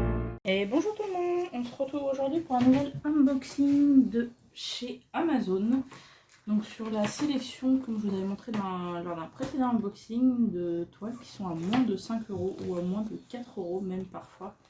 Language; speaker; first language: French; native; French